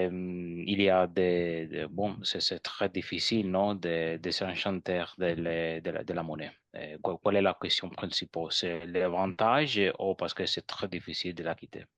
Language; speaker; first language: French; non-native, learner; Spanish